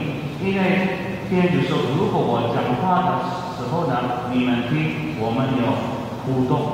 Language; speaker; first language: Chinese; non-native, fluent; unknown